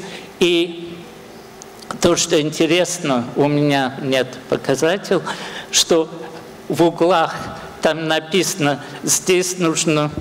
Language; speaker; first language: Russian; non-native, fluent; English